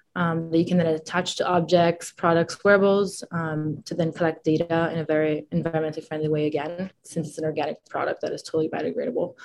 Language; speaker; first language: English; non-native, fluent; Italian